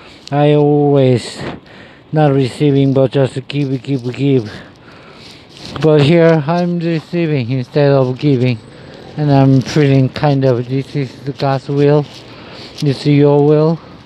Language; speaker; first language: English; non-native, learner; Korean